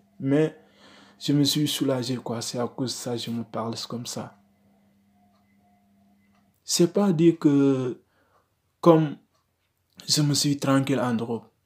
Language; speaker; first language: French; non-native, learner; Wolof